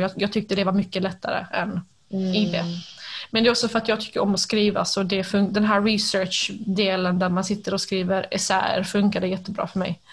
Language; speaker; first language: Swedish; native; Swedish